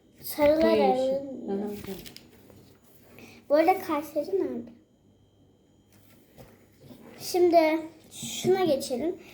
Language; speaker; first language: Turkish; native; Turkish